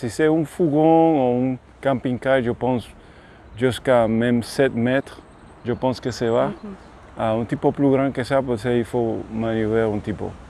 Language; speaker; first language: French; non-native, learner; Spanish